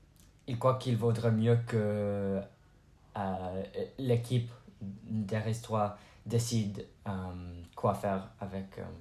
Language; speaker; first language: French; non-native, learner; English